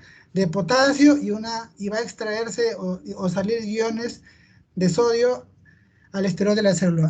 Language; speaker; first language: Spanish; native; Spanish